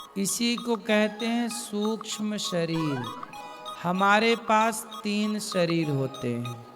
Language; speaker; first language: Hindi; native; Hindi